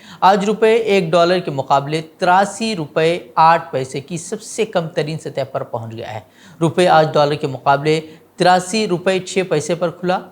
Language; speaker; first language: Urdu; non-native, local second language; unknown